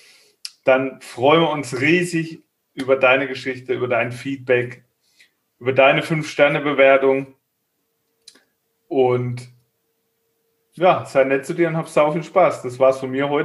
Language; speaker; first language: German; native; German